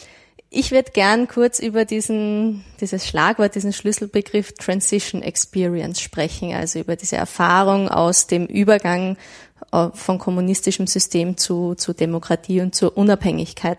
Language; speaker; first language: German; native; German